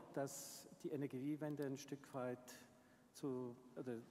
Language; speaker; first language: German; native; German